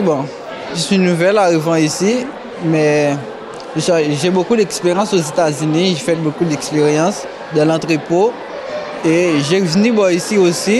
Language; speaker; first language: French; non-native, learner; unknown